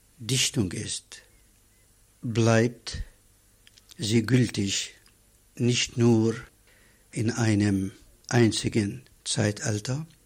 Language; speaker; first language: German; non-native, fluent; Arabic